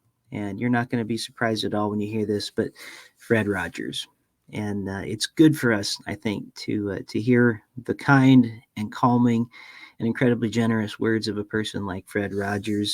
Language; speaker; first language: English; native; English